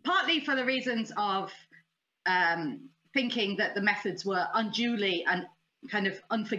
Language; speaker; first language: English; native; English